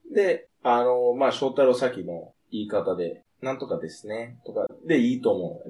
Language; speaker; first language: Japanese; non-native, fluent; English